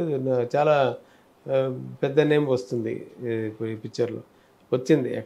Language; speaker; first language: Telugu; non-native, learner; Tamil